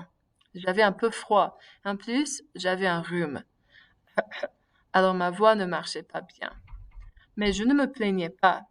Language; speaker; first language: French; non-native, fluent; English